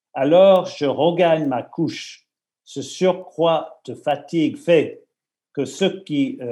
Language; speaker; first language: French; non-native, fluent; English